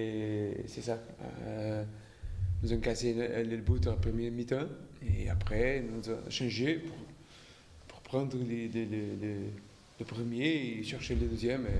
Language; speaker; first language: French; non-native, learner; Portuguese